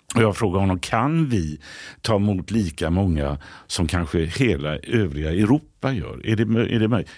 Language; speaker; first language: Swedish; native; Swedish